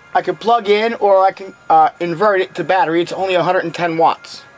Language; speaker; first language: English; native; English